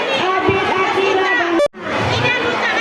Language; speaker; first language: Indonesian; native; Indonesian